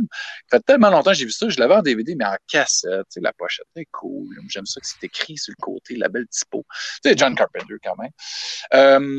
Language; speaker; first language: French; native; French